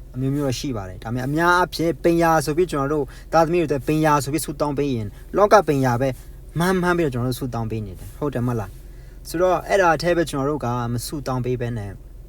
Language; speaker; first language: Burmese; non-native, local second language; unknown